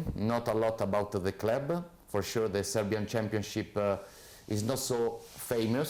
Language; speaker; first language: English; non-native, fluent; Italian